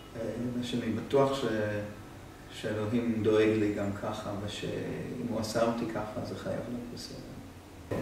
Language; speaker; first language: Hebrew; non-native, fluent; English